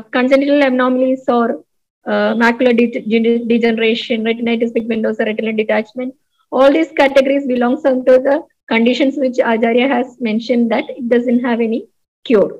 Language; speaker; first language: English; non-native, local second language; Malayalam